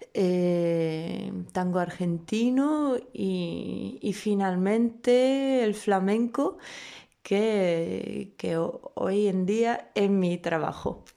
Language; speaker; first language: Spanish; non-native, fluent; Polish